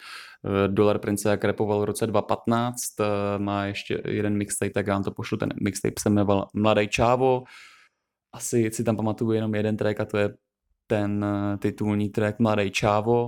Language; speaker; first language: Czech; native; Czech